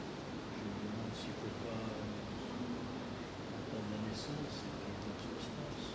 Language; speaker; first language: French; native; French